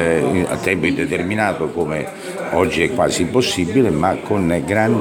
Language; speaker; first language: Italian; native; Italian